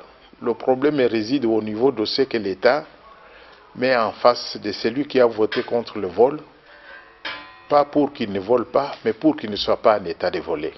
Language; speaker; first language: French; non-native, local second language; Luba-Lulua